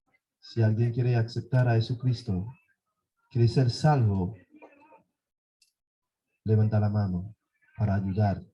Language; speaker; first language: Spanish; non-native, fluent; Haitian Creole